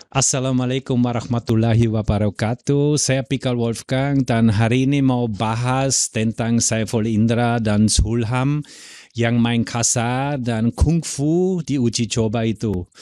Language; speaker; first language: Indonesian; non-native, fluent; German